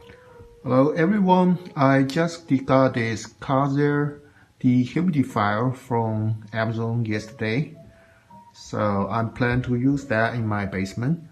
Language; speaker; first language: English; non-native, learner; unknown